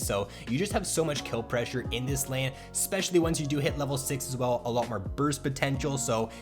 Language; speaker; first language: English; native; English